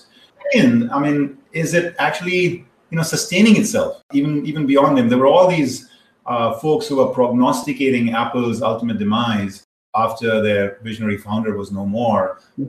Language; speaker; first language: English; non-native, local second language; Hindi